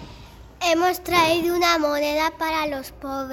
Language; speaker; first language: Spanish; native; Spanish